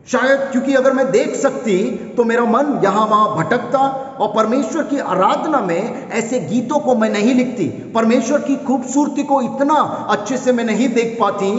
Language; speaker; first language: Hindi; non-native, local second language; Kannada